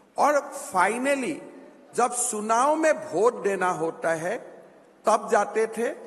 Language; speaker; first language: Hindi; non-native, local second language; Assamese